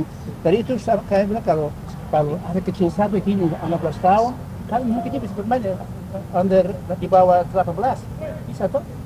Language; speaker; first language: Indonesian; early bilingual, heritage; Indonesian